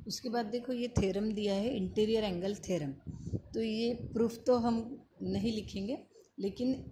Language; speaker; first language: Hindi; non-native, local second language; Marathi